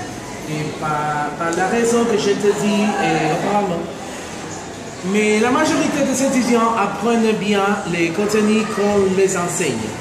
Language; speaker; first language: French; non-native, learner; Spanish